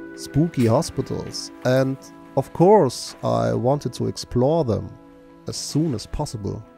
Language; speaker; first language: English; non-native, fluent; German